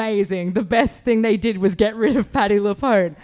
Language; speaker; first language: English; native; English